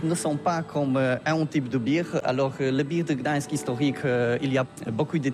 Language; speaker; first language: French; non-native, learner; Polish